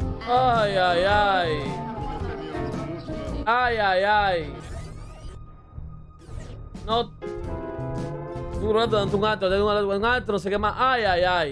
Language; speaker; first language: Spanish; native; Spanish